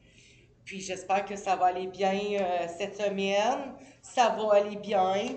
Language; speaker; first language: French; native; French